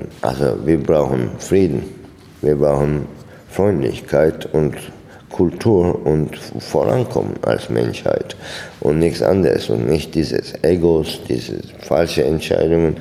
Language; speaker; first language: German; non-native, fluent; Turkish